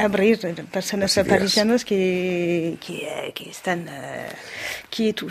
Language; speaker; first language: Spanish; non-native, learner; French